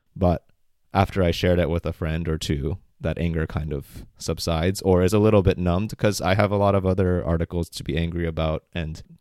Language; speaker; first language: English; native; English